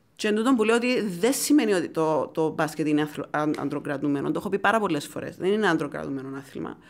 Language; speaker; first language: Greek; native; Greek